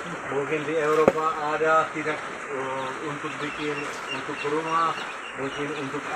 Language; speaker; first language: Indonesian; non-native, learner; French